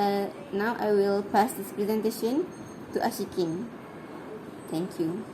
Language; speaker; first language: English; non-native, local second language; Malay